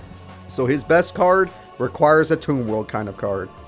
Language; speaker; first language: English; native; English